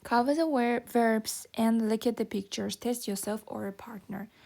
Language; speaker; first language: English; non-native, fluent; Kazakh